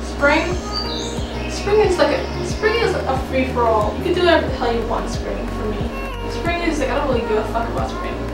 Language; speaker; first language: English; native; English